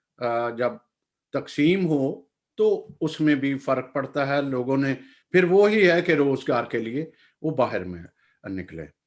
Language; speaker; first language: Urdu; non-native, local second language; Punjabi